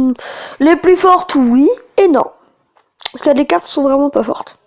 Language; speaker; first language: French; native; French